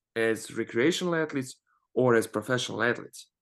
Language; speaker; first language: English; non-native, fluent; Croatian